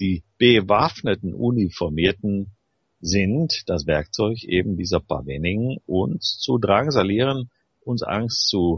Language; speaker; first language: German; native; German